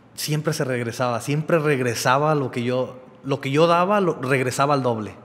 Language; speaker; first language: Spanish; early bilingual, heritage; Spanish